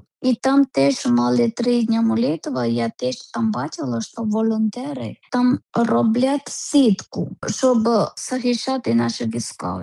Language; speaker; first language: Ukrainian; non-native, learner; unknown